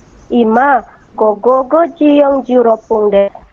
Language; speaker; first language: Japanese; non-native, learner; Indonesian